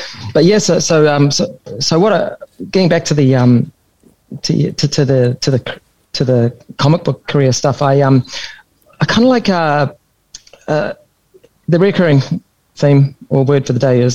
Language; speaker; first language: English; native; English